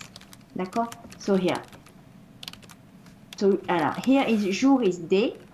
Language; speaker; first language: English; non-native, fluent; French